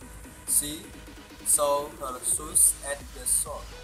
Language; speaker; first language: English; non-native, learner; Indonesian